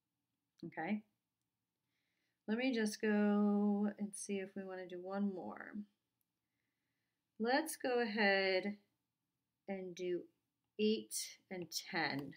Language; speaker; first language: English; native; English